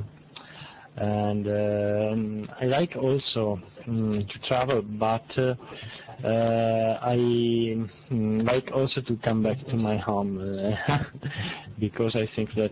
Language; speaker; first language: English; non-native, learner; Italian